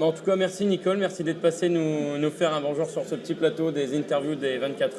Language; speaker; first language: French; native; French